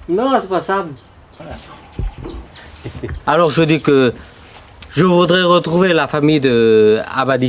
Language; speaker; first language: French; non-native, local second language; Vietnamese